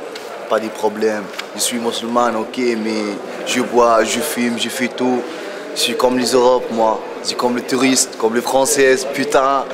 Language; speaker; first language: French; non-native, learner; Arabic